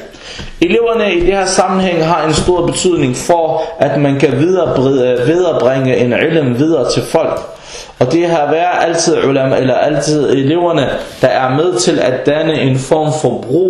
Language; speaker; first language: Danish; early bilingual, other home language; Arabic